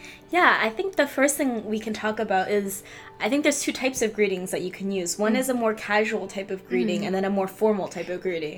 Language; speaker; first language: English; early bilingual, other home language; Chinese